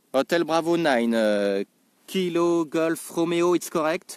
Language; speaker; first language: English; non-native, learner; French